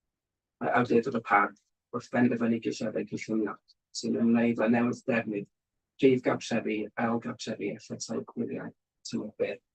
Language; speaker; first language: Welsh; native; Welsh